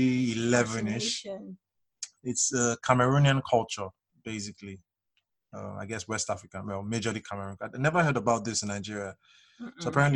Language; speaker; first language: English; non-native, local second language; Yoruba